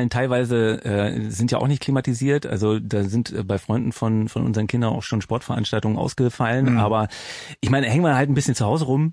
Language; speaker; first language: German; native; German